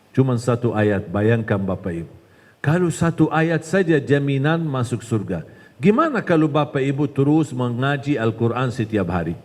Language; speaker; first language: Indonesian; non-native, fluent; Arabic